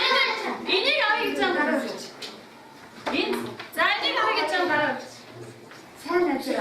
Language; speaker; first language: Mongolian; native; Mongolian